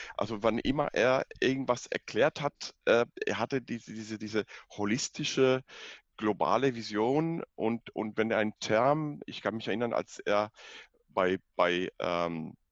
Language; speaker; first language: German; non-native, fluent; Spanish